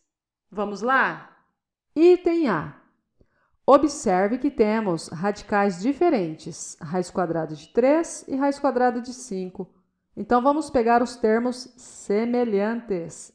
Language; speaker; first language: Portuguese; native; Portuguese